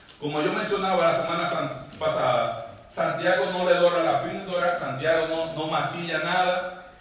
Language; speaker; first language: Spanish; native; Spanish